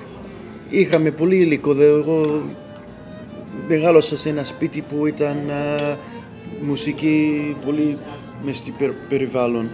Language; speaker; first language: Greek; early bilingual, heritage; Greek